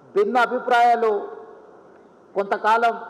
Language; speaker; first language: Telugu; native; Telugu